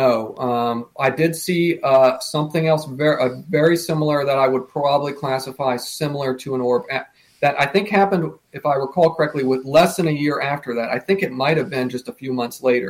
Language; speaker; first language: English; native; English